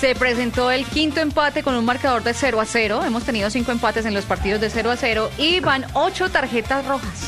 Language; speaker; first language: Spanish; native; Spanish